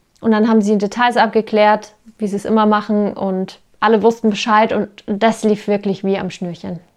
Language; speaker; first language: German; native; German